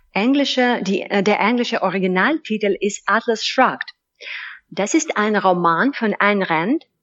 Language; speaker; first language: German; non-native, fluent; Russian